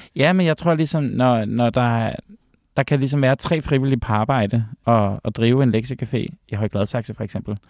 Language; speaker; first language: Danish; native; Danish